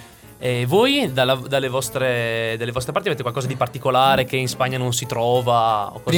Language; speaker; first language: Italian; native; Italian